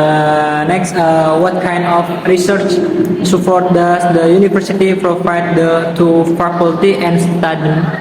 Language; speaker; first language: English; non-native, learner; Indonesian